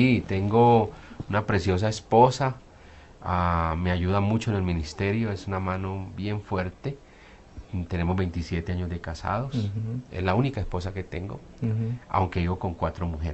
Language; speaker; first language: Spanish; native; Spanish